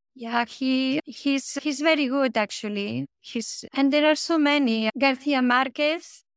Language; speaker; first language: English; non-native, fluent; Catalan